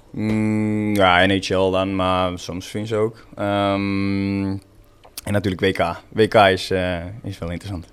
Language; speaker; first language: Dutch; non-native, fluent; Swedish